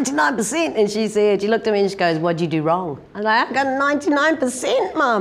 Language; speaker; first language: English; native; English